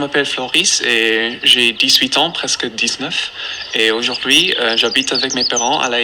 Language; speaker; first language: French; non-native, fluent; Dutch